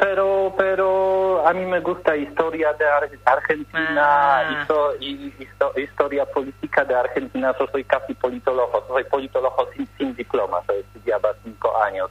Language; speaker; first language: Spanish; non-native, learner; Polish